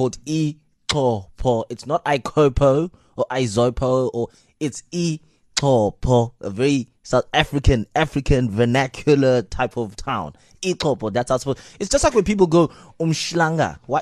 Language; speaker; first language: English; non-native, local second language; Xhosa